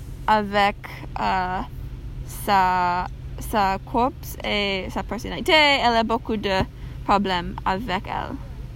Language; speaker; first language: French; non-native, learner; English